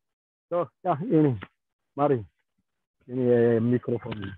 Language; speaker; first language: Indonesian; non-native, fluent; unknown